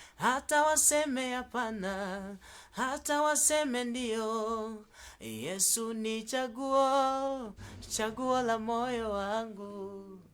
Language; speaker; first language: Swahili; non-native, local second language; Kikuyu